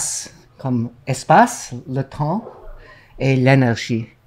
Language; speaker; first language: French; non-native, learner; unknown